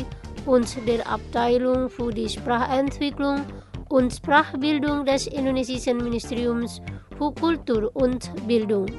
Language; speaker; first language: German; non-native, fluent; Indonesian